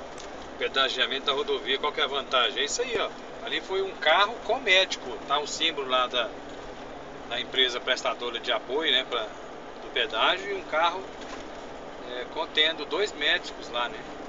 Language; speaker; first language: Portuguese; native; Portuguese